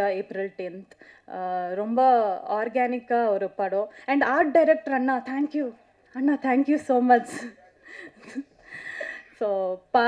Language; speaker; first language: Tamil; non-native, learner; Kannada